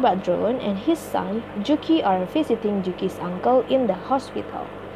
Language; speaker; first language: English; non-native, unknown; Indonesian